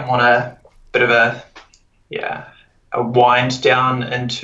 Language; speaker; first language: English; native; English